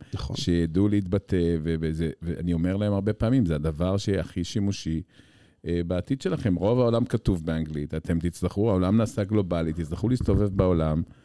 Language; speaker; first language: Hebrew; native; Hebrew